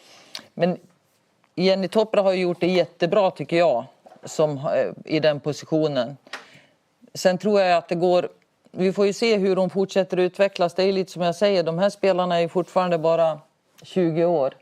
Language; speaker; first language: Swedish; native; Swedish